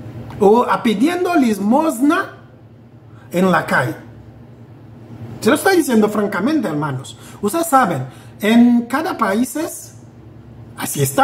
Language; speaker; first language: Spanish; non-native, fluent; Haitian Creole